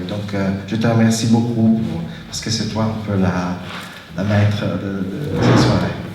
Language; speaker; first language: French; non-native, fluent; Italian